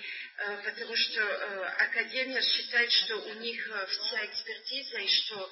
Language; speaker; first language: Russian; non-native, learner; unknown